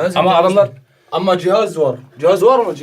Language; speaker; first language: Turkish; non-native, learner; Arabic